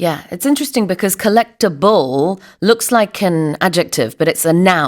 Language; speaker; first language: English; non-native, fluent; Korean